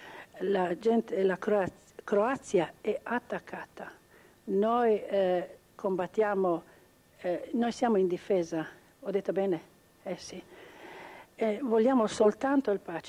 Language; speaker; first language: Italian; non-native, local second language; Croatian